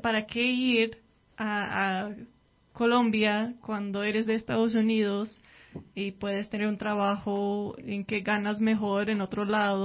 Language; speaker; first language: Spanish; non-native, fluent; English